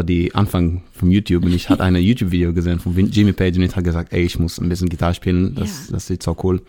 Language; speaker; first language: German; non-native, learner; Hebrew